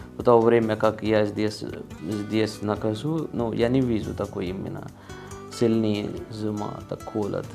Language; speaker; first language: Russian; non-native, learner; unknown